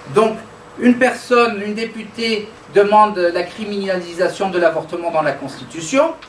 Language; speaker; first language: French; non-native, local second language; Arabic